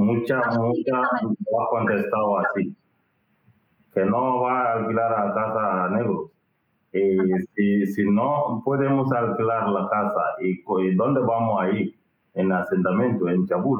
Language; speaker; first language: Spanish; non-native, learner; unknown